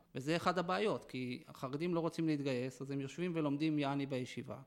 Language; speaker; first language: Hebrew; non-native, local second language; Yiddish